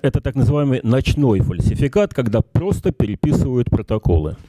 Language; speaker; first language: Russian; native; Russian